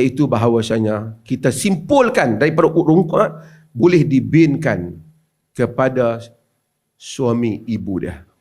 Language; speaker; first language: Malay; native; Malay